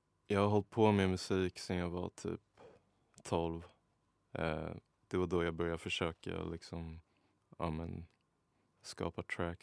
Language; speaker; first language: Swedish; native; Swedish